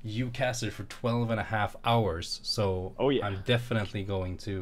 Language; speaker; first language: English; non-native, fluent; Swedish